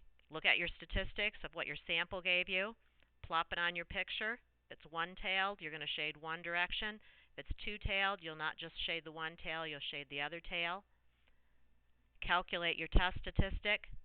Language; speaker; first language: English; native; English